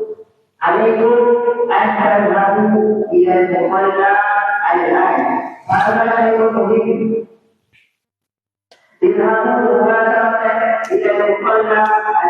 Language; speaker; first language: Arabic; non-native, learner; Malay